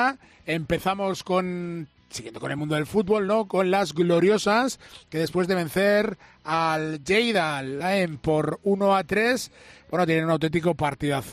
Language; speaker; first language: Spanish; native; Spanish